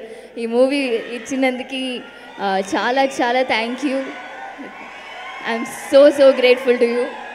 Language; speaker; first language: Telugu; non-native, learner; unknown